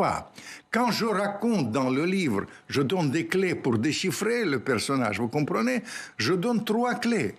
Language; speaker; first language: French; non-native, fluent; Russian